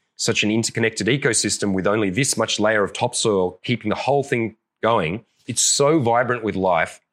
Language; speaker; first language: English; native; English